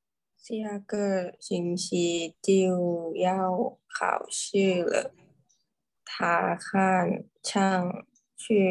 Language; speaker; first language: Chinese; non-native, learner; Thai